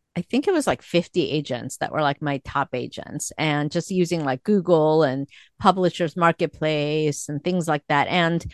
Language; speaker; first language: English; early bilingual, other home language; Korean